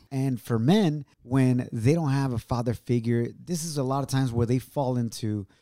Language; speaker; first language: English; early bilingual, other home language; Spanish